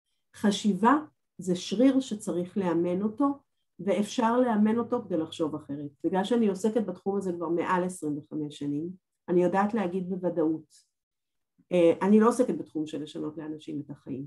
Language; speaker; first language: Hebrew; native; Hebrew